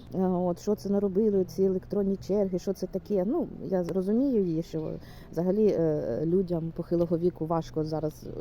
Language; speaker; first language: Ukrainian; non-native, local second language; Russian